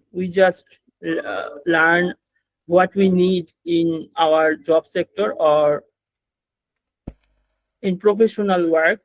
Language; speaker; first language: English; non-native, learner; Bangla